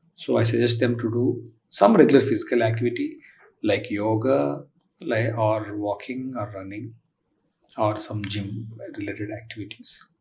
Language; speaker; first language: English; non-native, local second language; Telugu